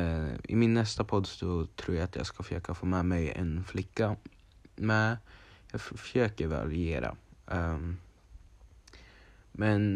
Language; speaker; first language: Swedish; early bilingual, other home language; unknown